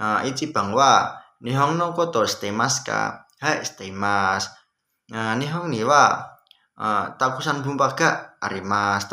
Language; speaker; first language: Japanese; non-native, learner; Indonesian